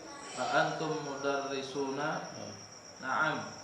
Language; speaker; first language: Arabic; non-native, learner; Indonesian